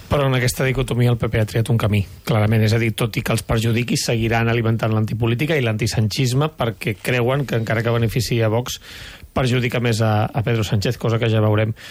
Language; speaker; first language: Catalan; native; Catalan